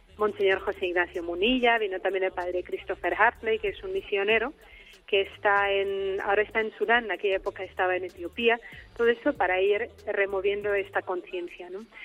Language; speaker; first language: Spanish; non-native, fluent; Czech